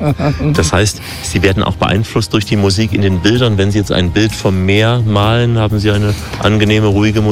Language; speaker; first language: German; native; German